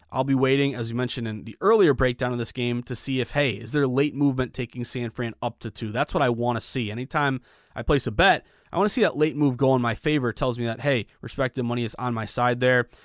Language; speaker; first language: English; native; English